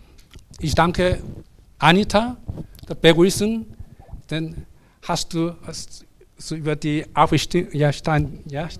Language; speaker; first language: German; non-native, learner; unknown